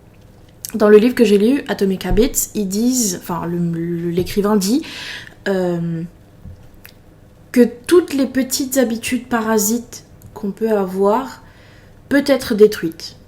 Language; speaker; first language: French; native; French